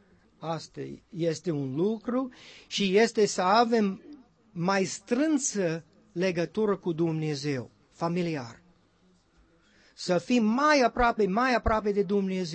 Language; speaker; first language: Romanian; non-native, learner; English